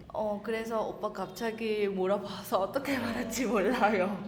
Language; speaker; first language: Korean; non-native, learner; Vietnamese